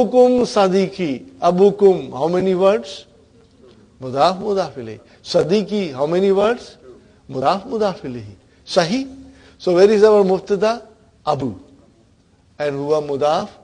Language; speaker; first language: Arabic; non-native, fluent; English